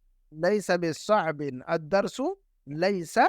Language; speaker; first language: Arabic; non-native, fluent; Urdu